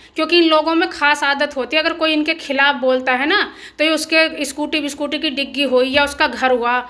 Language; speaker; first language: Hindi; native; Hindi